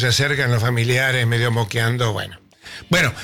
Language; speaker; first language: Spanish; native; Spanish